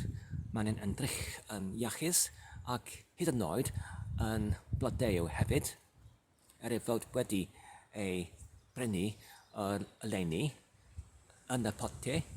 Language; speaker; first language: Welsh; non-native, learner; English